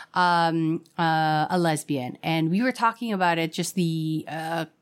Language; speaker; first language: English; non-native, local second language; Filipino